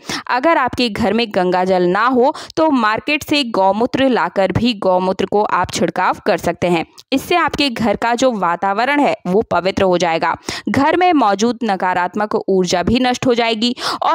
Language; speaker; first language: Hindi; native; Hindi